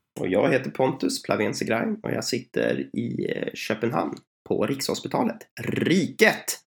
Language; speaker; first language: Swedish; native; Swedish